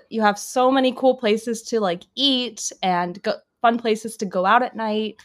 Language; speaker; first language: English; early bilingual, other home language; Japanese